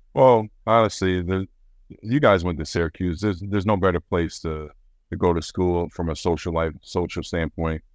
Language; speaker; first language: English; native; English